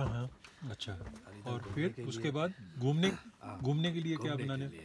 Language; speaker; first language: Hindi; native; Hindi